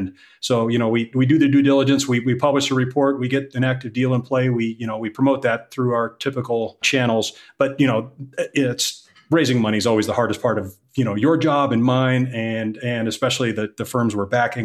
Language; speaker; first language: English; native; English